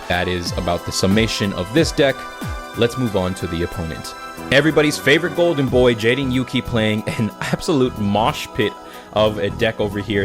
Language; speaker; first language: English; native; English